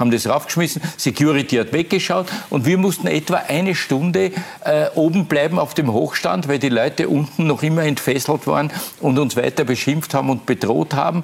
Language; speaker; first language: German; native; German